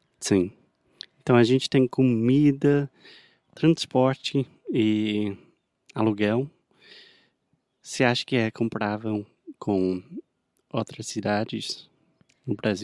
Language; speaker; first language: Portuguese; non-native, fluent; English